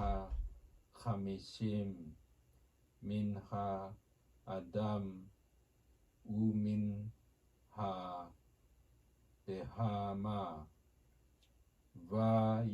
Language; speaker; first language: Hebrew; non-native, learner; Japanese